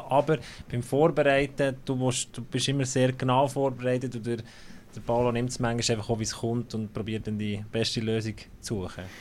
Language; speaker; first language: German; native; German